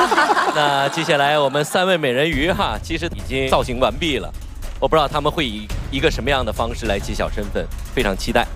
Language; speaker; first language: Chinese; native; Chinese